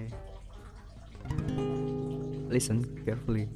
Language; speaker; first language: English; non-native, fluent; Indonesian